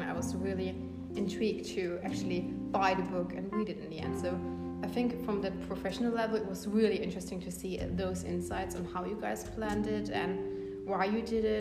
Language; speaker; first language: English; non-native, fluent; German